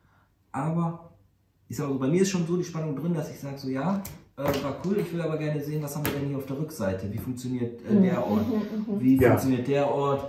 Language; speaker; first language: German; native; German